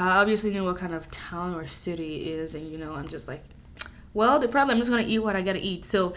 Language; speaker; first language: English; non-native, local second language; Yoruba